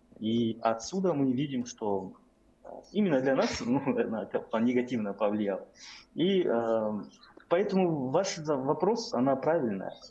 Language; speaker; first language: Russian; non-native, local second language; Kazakh